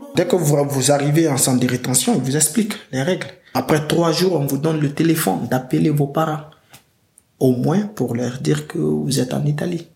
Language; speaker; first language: French; non-native, local second language; Fula